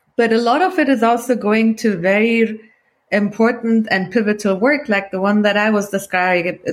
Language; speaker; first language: English; non-native, fluent; German